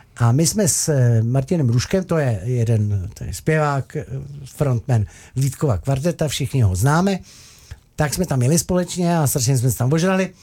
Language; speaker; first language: Czech; native; Czech